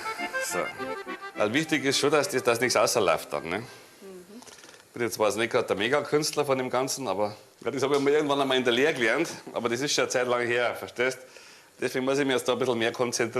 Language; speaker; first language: German; native; German